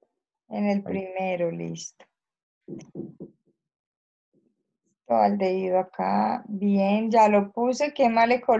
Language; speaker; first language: Spanish; native; Spanish